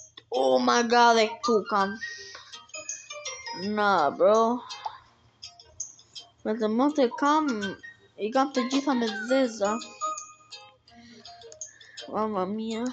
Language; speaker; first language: Albanian; early bilingual, heritage; Albanian